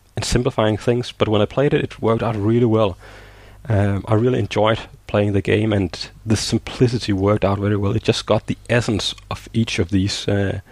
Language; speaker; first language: English; non-native, fluent; Danish